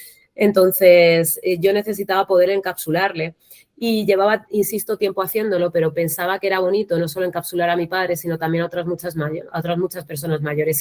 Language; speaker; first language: Spanish; native; Spanish